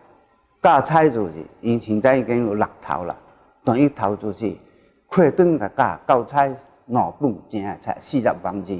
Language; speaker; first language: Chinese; non-native, local second language; Min Nan Chinese